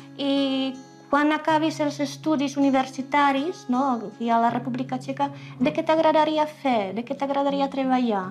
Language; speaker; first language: Catalan; non-native, fluent; Czech